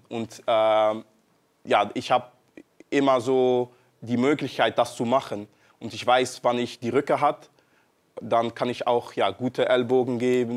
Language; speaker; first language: German; non-native, learner; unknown